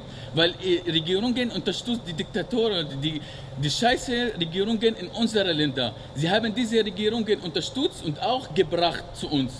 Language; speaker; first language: German; non-native, learner; Arabic